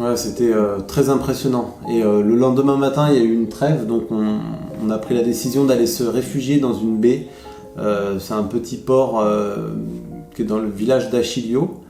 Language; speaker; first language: French; native; French